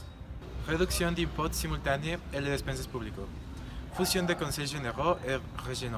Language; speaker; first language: French; non-native, learner; Spanish